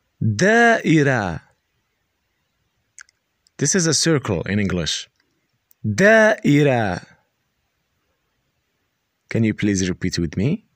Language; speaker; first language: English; non-native, learner; Arabic